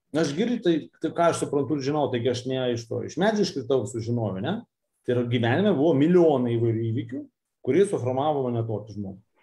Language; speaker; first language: Lithuanian; non-native, local second language; Russian